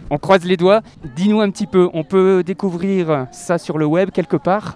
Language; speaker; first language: French; native; French